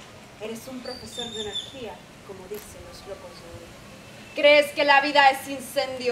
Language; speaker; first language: Spanish; native; Spanish